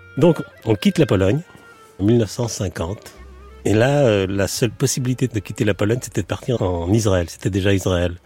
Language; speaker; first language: French; early bilingual, other home language; Yiddish